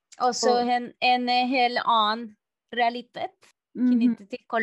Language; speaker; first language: Norwegian; non-native, fluent; Spanish